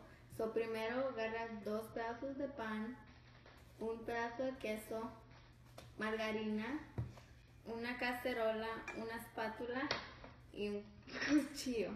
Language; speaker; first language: Spanish; early bilingual, heritage; Spanish